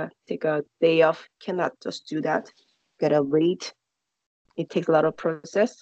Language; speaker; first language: English; non-native, learner; Korean